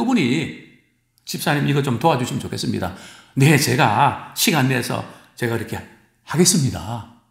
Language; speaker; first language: Korean; native; Korean